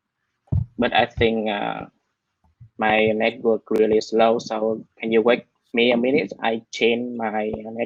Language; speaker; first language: English; non-native, learner; Vietnamese